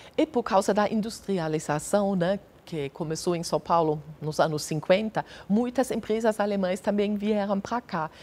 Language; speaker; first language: Portuguese; non-native, fluent; German